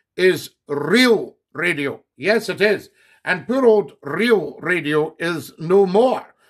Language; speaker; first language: English; native; English